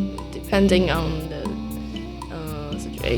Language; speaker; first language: English; non-native, learner; Chinese